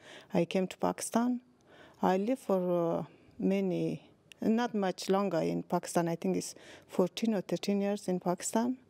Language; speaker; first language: English; non-native, learner; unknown